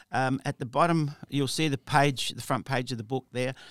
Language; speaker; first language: English; early bilingual, other home language; Italian